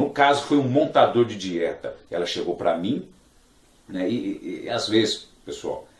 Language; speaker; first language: Portuguese; native; Portuguese